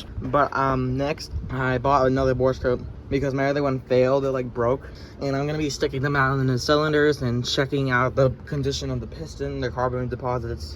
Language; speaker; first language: English; native; English